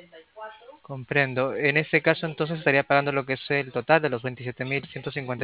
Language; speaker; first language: Spanish; native; Spanish